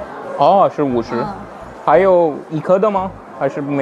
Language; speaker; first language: Chinese; non-native, learner; Hindi